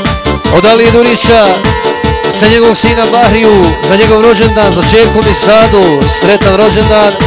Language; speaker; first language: Bosnian; native; Bosnian